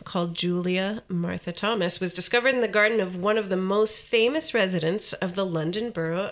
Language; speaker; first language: English; native; English